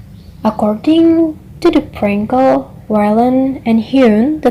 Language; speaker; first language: English; non-native, learner; Indonesian